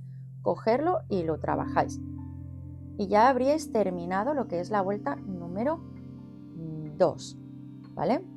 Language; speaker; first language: Spanish; native; Spanish